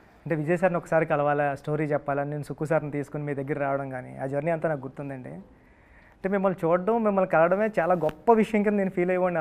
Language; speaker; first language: Telugu; native; Telugu